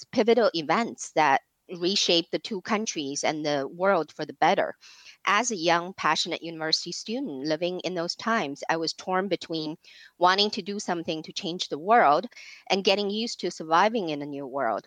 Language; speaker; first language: English; non-native, fluent; Chinese